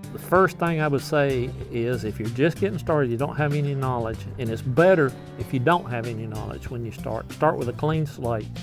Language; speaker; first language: English; native; English